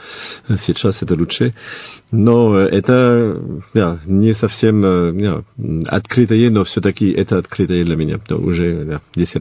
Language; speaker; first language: Russian; non-native, fluent; French